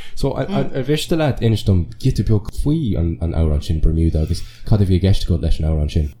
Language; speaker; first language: Irish; non-native, local second language; English